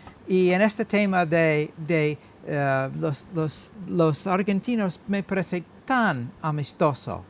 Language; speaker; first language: Spanish; non-native, learner; English